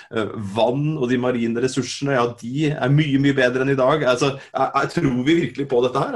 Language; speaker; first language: Norwegian; native; Norwegian